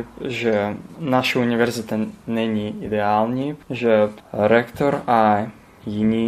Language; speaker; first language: Czech; non-native, learner; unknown